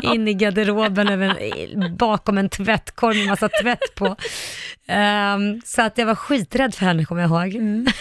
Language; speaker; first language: Swedish; early bilingual, other home language; Arabic